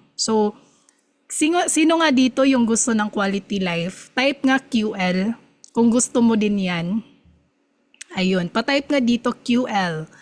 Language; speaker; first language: Filipino; non-native, local second language; Cebuano